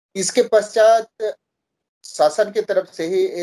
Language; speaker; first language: Hindi; native; Hindi